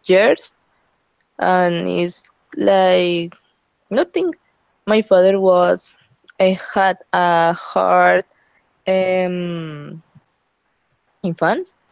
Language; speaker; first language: English; non-native, learner; Spanish